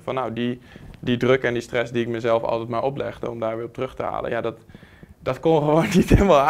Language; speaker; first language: Dutch; native; Dutch